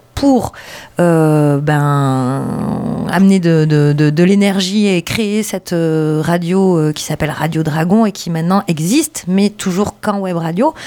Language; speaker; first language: French; native; French